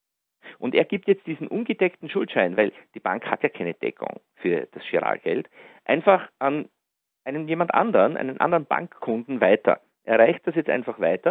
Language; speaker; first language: German; native; German